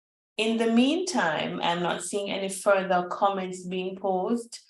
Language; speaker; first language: English; native; English